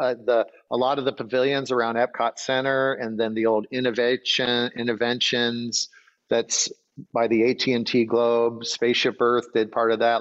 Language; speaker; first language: English; native; English